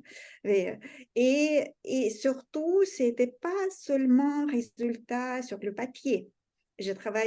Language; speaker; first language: French; non-native, fluent; Russian